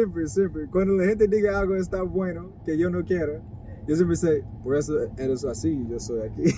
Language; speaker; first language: Spanish; non-native, learner; English